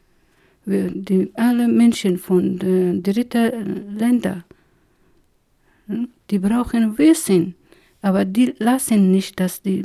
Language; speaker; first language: German; non-native, learner; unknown